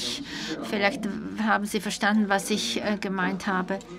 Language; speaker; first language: German; non-native, fluent; Czech